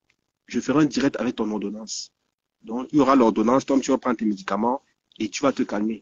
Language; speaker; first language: French; native; French